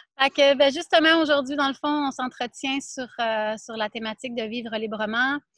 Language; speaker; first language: French; native; French